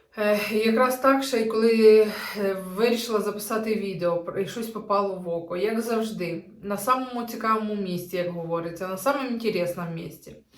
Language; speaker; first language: Ukrainian; native; Ukrainian